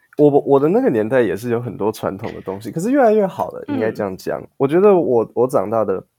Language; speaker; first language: Chinese; native; Chinese